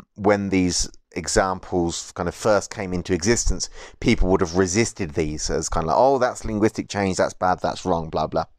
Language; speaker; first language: English; native; English